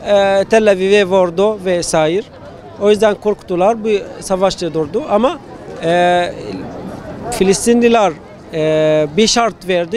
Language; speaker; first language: Turkish; non-native, fluent; Arabic